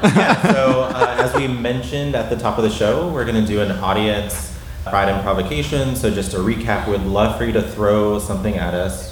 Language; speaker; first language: English; native; English